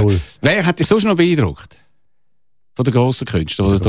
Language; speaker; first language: German; native; German